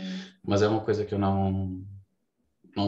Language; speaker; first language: Portuguese; native; Portuguese